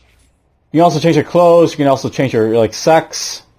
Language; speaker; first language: English; native; English